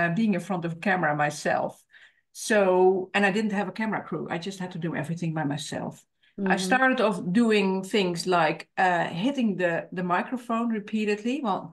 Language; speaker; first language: English; non-native, fluent; Dutch